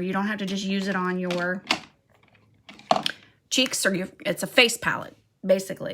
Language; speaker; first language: English; native; English